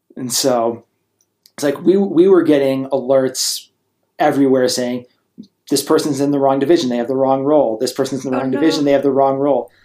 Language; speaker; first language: English; native; English